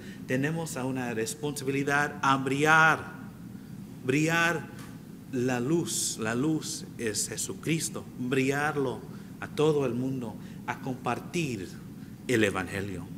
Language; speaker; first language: Spanish; non-native, fluent; English